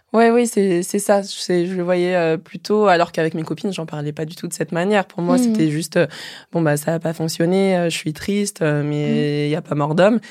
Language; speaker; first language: French; native; French